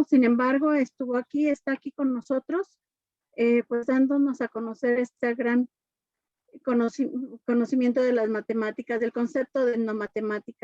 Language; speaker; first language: Spanish; native; Spanish